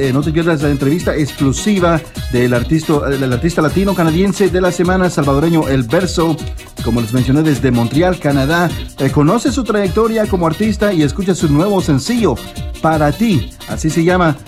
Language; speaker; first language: Spanish; native; Spanish